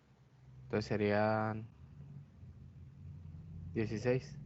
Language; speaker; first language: Spanish; native; Spanish